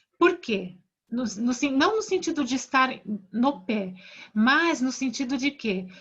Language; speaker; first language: Portuguese; native; Portuguese